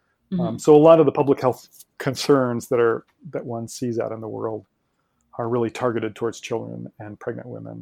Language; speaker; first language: English; native; English